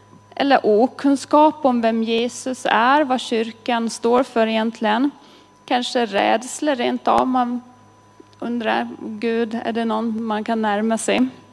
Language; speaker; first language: Swedish; native; Swedish